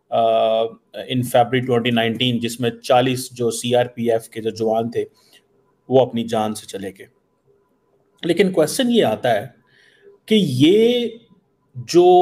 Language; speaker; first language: Urdu; native; Urdu